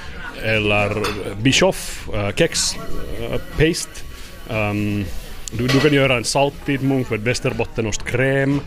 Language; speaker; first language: Swedish; non-native, learner; Finnish